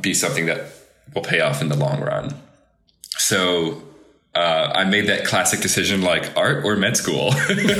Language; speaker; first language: English; native; English